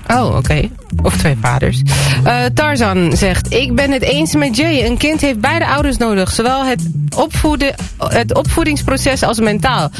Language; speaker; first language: Dutch; native; Dutch